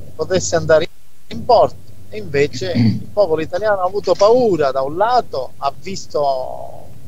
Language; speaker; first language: Italian; native; Italian